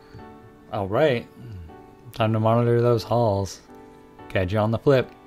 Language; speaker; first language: English; native; English